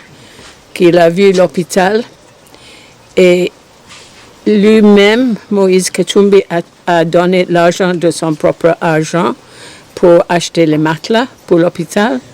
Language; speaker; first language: French; non-native, fluent; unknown